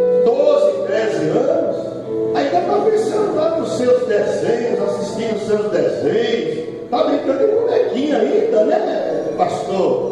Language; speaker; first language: Portuguese; native; Portuguese